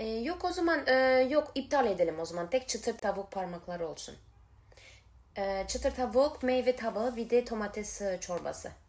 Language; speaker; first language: Turkish; early bilingual, heritage; Turkish